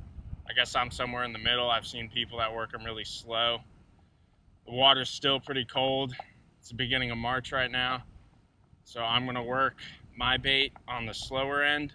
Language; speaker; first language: English; native; English